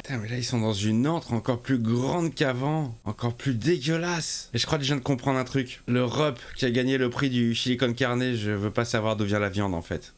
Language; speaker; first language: French; native; French